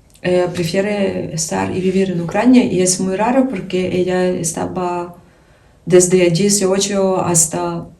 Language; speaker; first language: Spanish; non-native, learner; Ukrainian